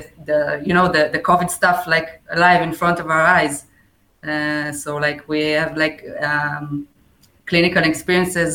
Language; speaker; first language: English; non-native, fluent; Hebrew